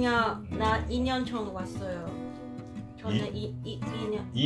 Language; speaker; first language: Korean; non-native, learner; Cantonese